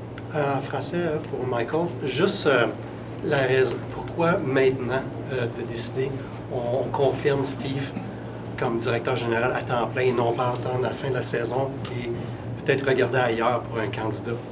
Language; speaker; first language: French; native; French